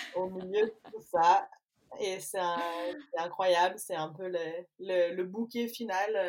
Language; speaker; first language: French; native; French